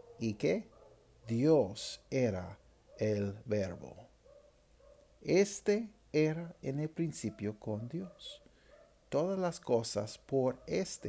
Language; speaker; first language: Spanish; non-native, fluent; English